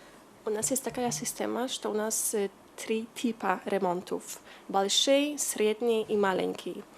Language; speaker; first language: Russian; non-native, learner; Polish